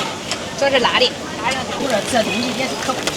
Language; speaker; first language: Chinese; native; Chinese